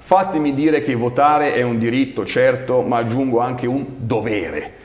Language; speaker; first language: Italian; native; Italian